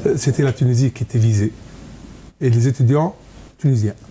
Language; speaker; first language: French; non-native, local second language; Arabic